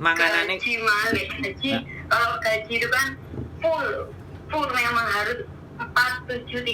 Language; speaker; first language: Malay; non-native, local second language; Javanese